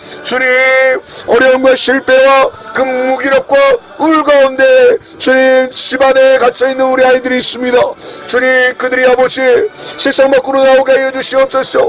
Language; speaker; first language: Korean; native; Korean